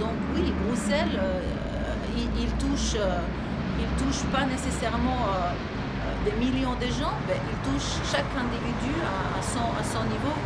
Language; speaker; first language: French; non-native, fluent; Serbian